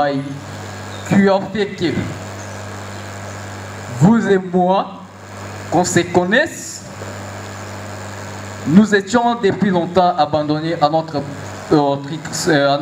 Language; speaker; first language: French; non-native, local second language; Luba-Lulua